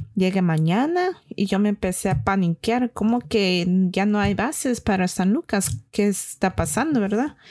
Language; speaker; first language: Spanish; early bilingual, heritage; Spanish